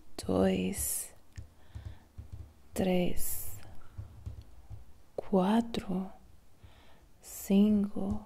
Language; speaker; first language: Portuguese; non-native, learner; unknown